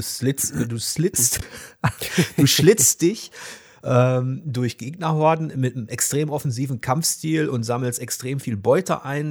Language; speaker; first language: German; native; German